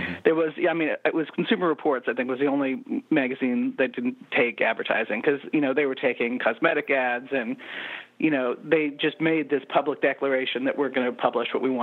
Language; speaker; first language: English; native; English